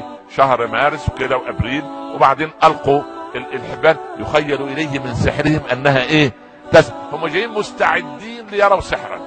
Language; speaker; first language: Arabic; native; Arabic